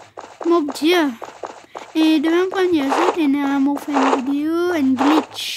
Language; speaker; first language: French; non-native, local second language; Morisyen